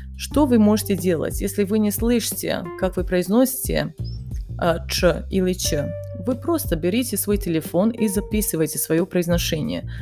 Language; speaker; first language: Russian; non-native, fluent; Serbian